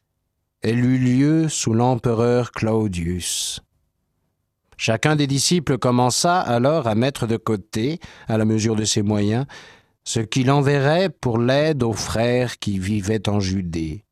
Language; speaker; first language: French; native; French